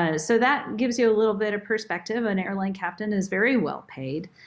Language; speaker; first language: English; native; English